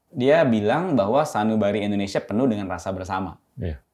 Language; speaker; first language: Indonesian; native; Indonesian